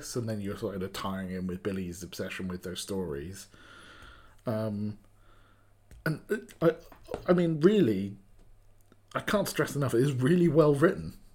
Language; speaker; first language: English; native; English